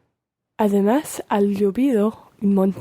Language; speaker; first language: Spanish; non-native, learner; English